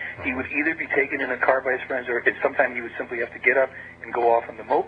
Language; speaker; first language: English; native; English